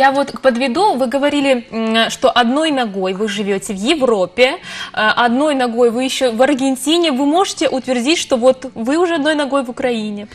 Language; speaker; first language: Russian; native; Russian